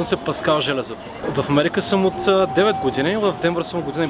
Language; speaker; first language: Bulgarian; native; Bulgarian